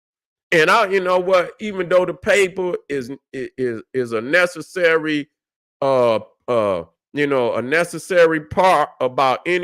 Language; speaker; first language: English; native; English